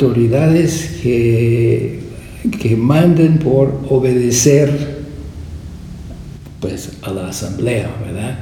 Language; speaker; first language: Spanish; non-native, fluent; English